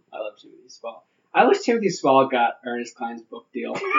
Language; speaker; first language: English; native; English